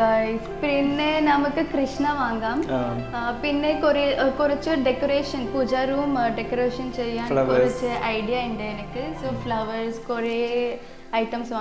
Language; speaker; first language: Malayalam; early bilingual, heritage; Malayalam